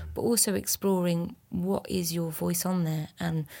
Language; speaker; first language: English; early bilingual, other home language; French